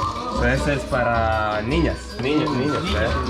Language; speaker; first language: Spanish; non-native, learner; Croatian